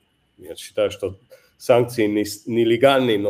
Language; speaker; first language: Russian; non-native, fluent; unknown